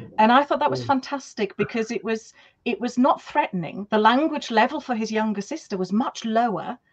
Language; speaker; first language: English; non-native, fluent; German